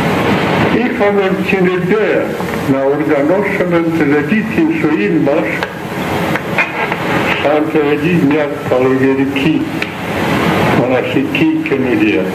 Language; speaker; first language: Greek; non-native, fluent; Russian